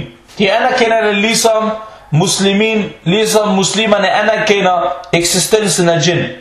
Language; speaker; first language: Danish; early bilingual, other home language; Arabic